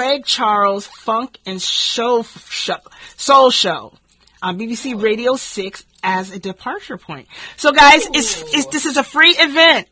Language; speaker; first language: English; native; English